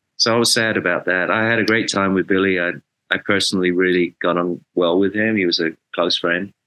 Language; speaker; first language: English; native; English